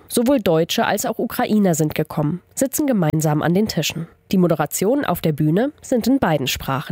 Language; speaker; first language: German; native; German